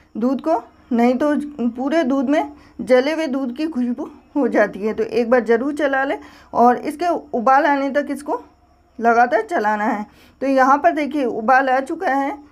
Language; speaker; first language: Hindi; native; Hindi